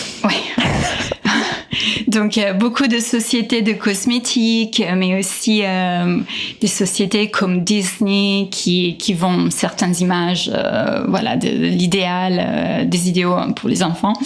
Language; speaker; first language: French; non-native, fluent; Italian